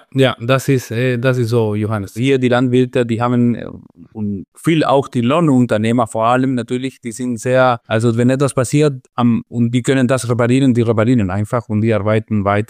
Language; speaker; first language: German; non-native, fluent; Spanish